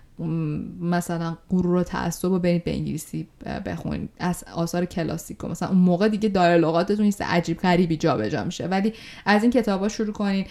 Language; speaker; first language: Persian; native; Persian